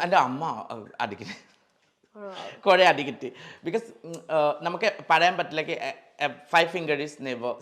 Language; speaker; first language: Malayalam; non-native, local second language; Assamese